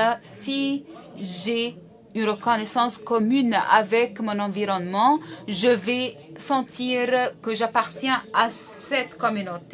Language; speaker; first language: French; non-native, local second language; Arabic